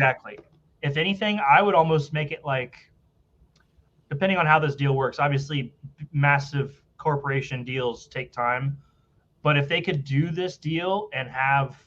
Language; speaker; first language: English; native; English